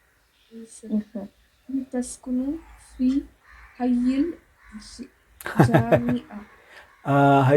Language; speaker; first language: Arabic; non-native, learner; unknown